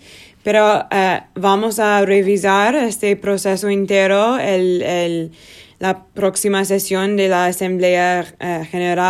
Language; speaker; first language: Spanish; non-native, learner; Portuguese